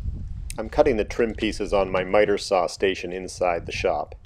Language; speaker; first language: English; native; English